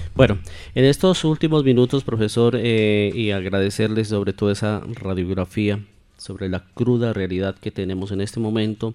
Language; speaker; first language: Spanish; native; Spanish